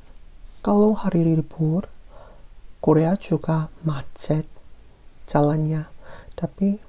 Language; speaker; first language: Indonesian; non-native, fluent; Korean